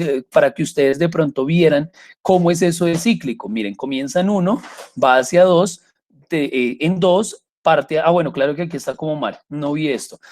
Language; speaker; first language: Spanish; native; Spanish